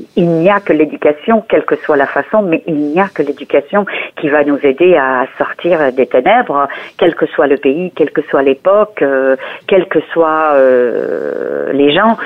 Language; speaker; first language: French; early bilingual, other home language; Persian